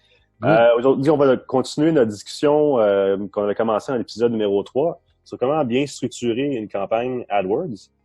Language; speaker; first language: French; non-native, local second language; English